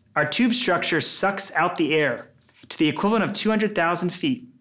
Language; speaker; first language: English; native; English